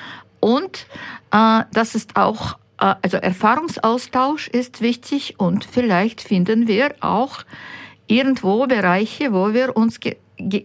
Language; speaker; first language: German; non-native, fluent; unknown